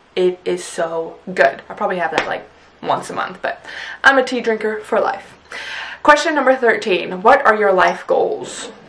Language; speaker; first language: English; early bilingual, other home language; Punjabi